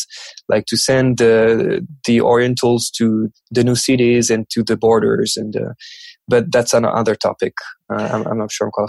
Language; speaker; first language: English; non-native, fluent; French